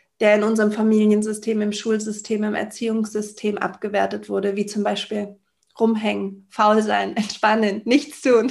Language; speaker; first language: German; native; German